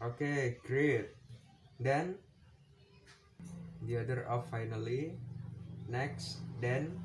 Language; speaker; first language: English; non-native, learner; Indonesian